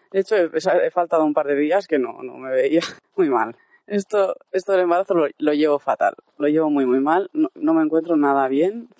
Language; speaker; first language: Spanish; native; Spanish